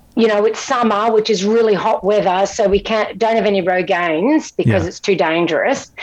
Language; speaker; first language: English; native; English